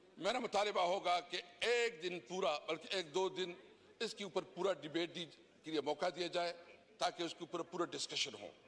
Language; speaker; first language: Urdu; non-native, local second language; Pashto